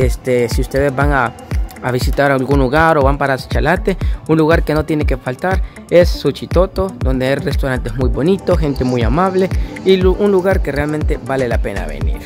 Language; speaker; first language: Spanish; native; Spanish